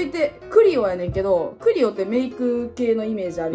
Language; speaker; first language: Japanese; native; Japanese